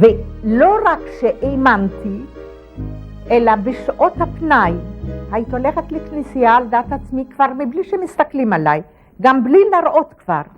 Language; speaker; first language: Hebrew; non-native, fluent; Polish